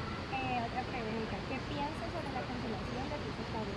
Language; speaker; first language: Spanish; native; Spanish